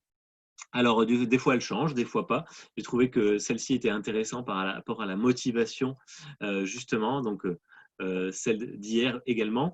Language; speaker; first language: French; native; French